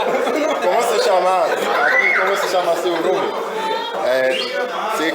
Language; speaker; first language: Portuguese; non-native, learner; Haitian Creole